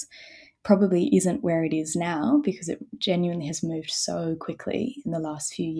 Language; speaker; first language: English; native; English